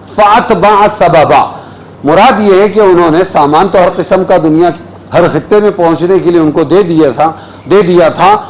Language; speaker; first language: Urdu; native; Urdu